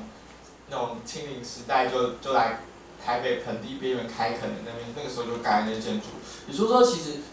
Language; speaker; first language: Chinese; native; Chinese